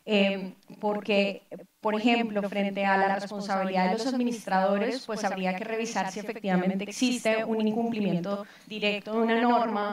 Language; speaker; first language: Spanish; native; Spanish